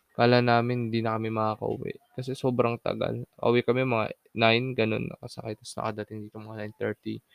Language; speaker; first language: Filipino; non-native, local second language; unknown